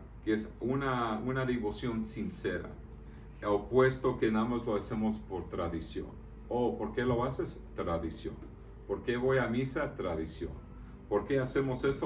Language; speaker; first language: Spanish; early bilingual, heritage; Spanish